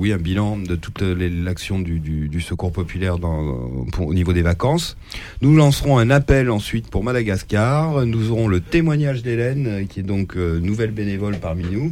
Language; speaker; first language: French; native; French